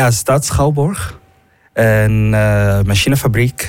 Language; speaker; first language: Dutch; non-native, fluent; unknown